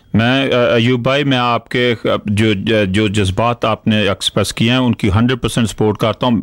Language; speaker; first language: Urdu; non-native, local second language; Punjabi